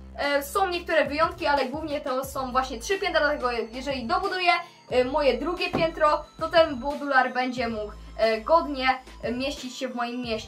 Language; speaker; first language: Polish; native; Polish